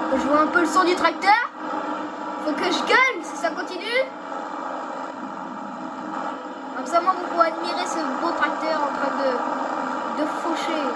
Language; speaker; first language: French; native; French